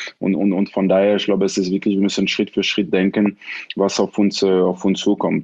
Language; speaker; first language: German; non-native, fluent; French